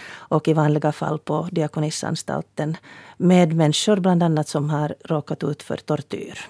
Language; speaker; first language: Swedish; native; Swedish